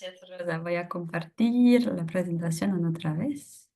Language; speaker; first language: Spanish; non-native, fluent; French